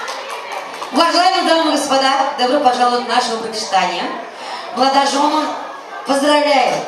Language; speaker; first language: Russian; non-native, learner; Turkmen